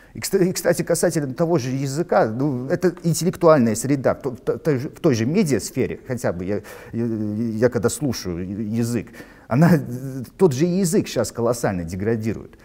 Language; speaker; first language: Russian; non-native, local second language; Latvian